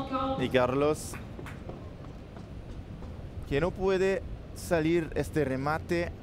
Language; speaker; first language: Spanish; non-native, learner; French